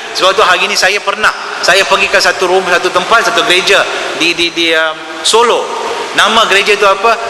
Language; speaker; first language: Malay; non-native, local second language; Tamil